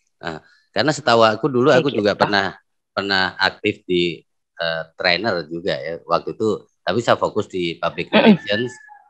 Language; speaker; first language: Indonesian; native; Indonesian